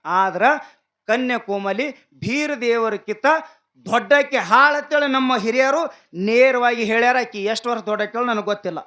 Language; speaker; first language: Kannada; non-native, local second language; Lambadi